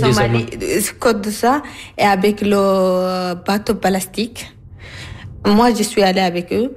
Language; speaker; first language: French; non-native, learner; Arabic